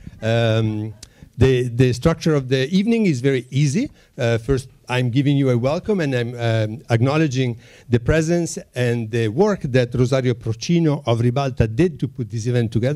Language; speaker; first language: English; non-native, fluent; Italian